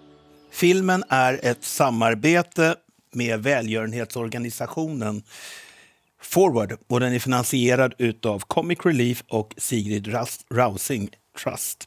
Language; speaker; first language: Swedish; native; Swedish